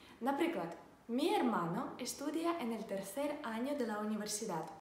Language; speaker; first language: Spanish; non-native, fluent; Ukrainian